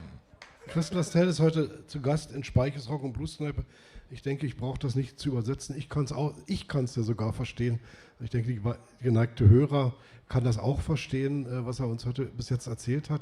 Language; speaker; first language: German; native; German